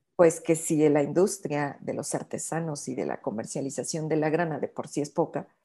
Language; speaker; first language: Spanish; native; Spanish